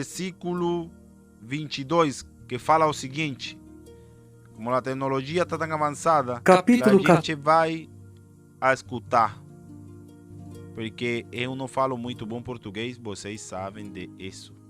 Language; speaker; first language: Portuguese; non-native, fluent; Spanish